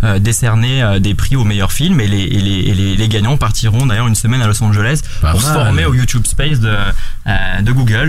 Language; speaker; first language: French; native; French